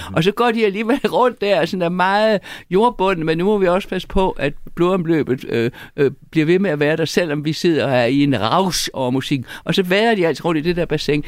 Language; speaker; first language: Danish; native; Danish